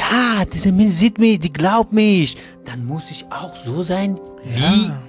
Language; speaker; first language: German; non-native, learner; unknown